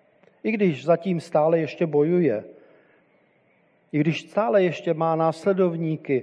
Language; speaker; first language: Czech; native; Czech